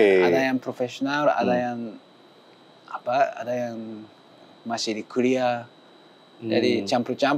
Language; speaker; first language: Indonesian; non-native, learner; Japanese